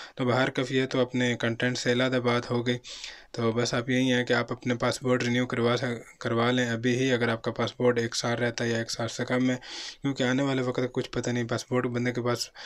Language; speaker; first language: Urdu; non-native, local second language; Punjabi